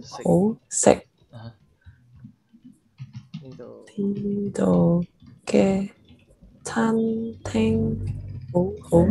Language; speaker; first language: Cantonese; non-native, learner; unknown